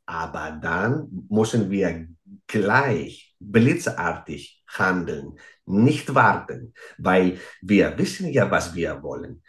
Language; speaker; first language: German; non-native, fluent; Greek